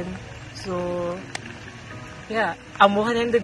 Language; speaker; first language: German; non-native, learner; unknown